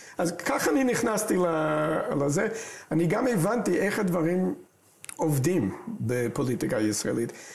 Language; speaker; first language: Hebrew; non-native, fluent; English